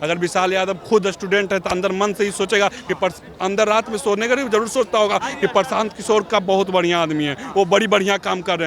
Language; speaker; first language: Hindi; non-native, local second language; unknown